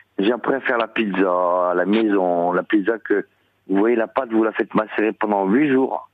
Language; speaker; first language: French; early bilingual, other home language; Italian